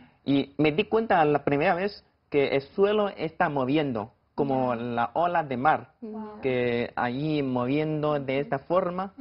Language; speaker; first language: Spanish; non-native, fluent; Chinese